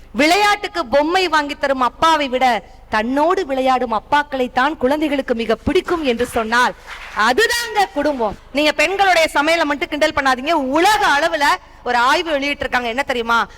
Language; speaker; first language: Tamil; native; Tamil